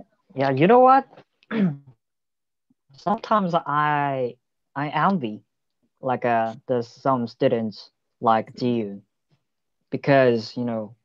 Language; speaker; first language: English; non-native, learner; Korean